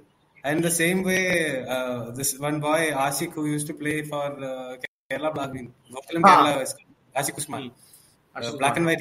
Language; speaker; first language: English; non-native, local second language; Malayalam